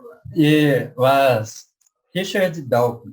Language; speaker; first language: English; non-native, learner; Portuguese